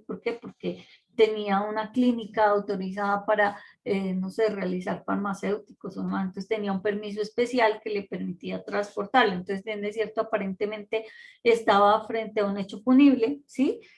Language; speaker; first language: Spanish; native; Spanish